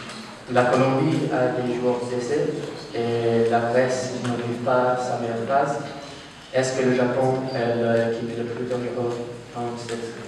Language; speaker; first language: French; non-native, learner; Portuguese